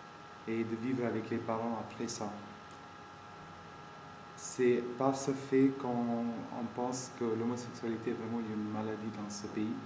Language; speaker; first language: French; non-native, fluent; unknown